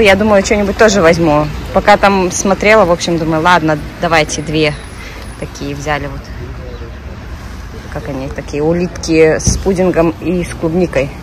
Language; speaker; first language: Russian; native; Russian